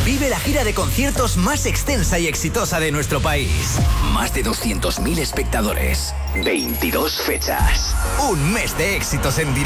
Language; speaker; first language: Spanish; native; Spanish